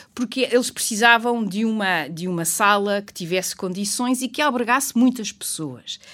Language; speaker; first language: Portuguese; native; Portuguese